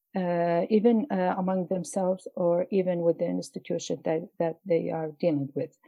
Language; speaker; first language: English; non-native, fluent; Arabic